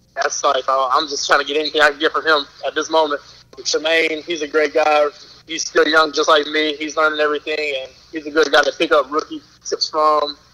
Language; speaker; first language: English; native; English